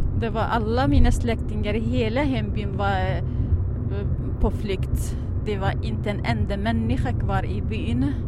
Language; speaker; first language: Swedish; non-native, fluent; Arabic